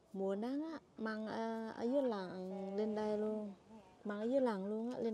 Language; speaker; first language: Vietnamese; non-native, local second language; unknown